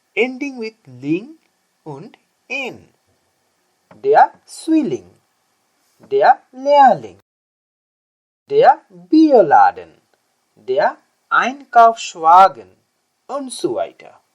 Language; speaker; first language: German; non-native, learner; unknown